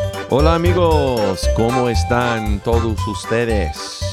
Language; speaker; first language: Spanish; non-native, fluent; English